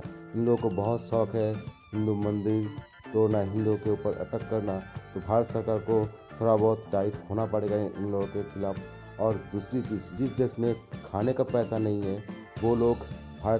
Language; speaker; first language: Hindi; non-native, local second language; Bangla